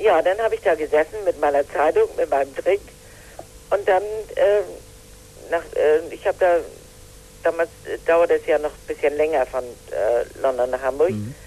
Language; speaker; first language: German; native; German